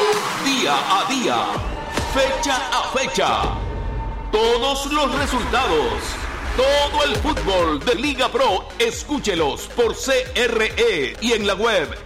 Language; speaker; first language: Spanish; native; Spanish